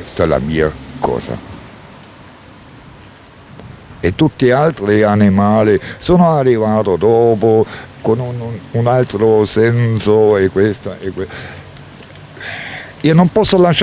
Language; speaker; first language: Italian; non-native, learner; German